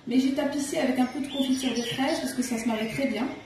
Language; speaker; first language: French; non-native, local second language; Arabic